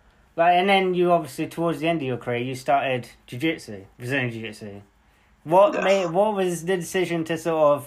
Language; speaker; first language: English; native; English